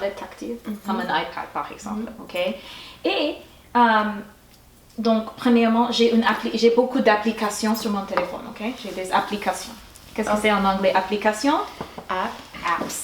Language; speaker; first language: French; non-native, fluent; English